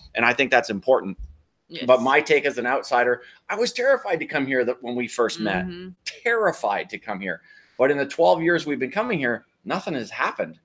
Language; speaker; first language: English; native; English